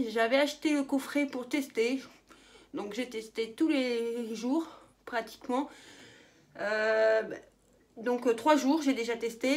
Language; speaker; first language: French; native; French